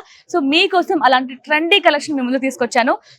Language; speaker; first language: Telugu; native; Telugu